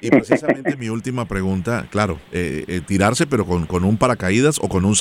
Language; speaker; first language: Spanish; native; Spanish